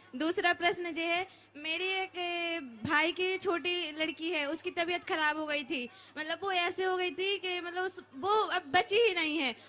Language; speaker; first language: Hindi; native; Hindi